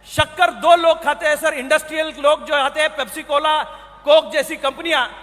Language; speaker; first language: Hindi; non-native, local second language; Marathi